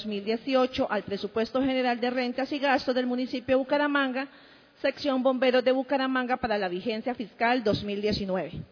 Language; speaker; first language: Spanish; native; Spanish